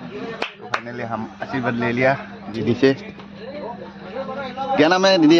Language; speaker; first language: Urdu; non-native, local second language; Assamese